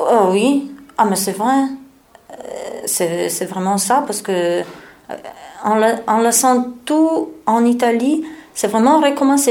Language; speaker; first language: French; non-native, learner; Italian